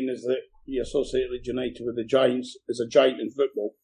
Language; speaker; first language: English; native; English